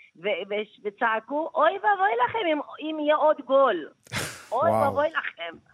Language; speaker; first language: Hebrew; early bilingual, other home language; Persian